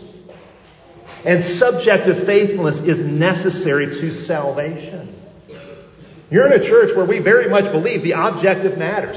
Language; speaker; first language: English; native; English